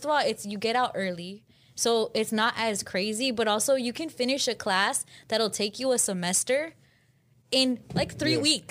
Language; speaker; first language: English; early bilingual, other home language; Spanish